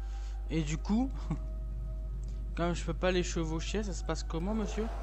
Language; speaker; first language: French; native; French